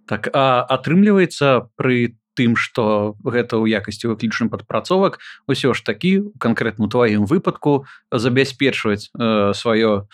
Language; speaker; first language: Belarusian; non-native, local second language; Russian